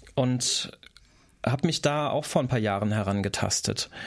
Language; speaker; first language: German; native; German